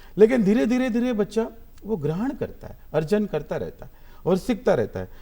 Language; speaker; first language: Hindi; non-native, local second language; Gujarati